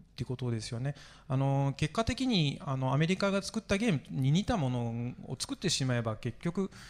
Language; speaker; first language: Japanese; non-native, fluent; French